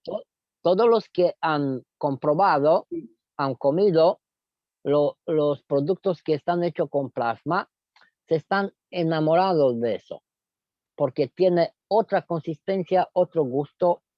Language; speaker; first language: Spanish; non-native, fluent; Romanian